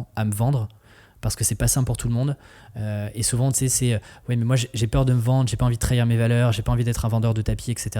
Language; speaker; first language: French; native; French